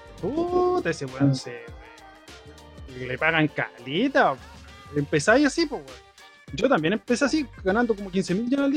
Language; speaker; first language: Spanish; native; Spanish